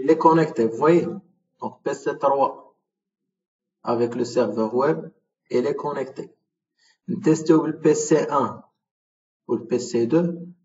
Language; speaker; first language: French; non-native, local second language; Arabic